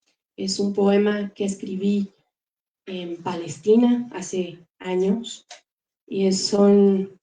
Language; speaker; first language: Spanish; native; Spanish